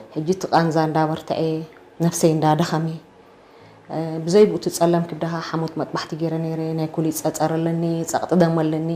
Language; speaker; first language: Tigrinya; non-native, local second language; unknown